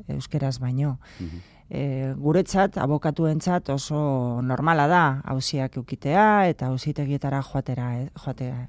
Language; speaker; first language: Basque; non-native, local second language; Spanish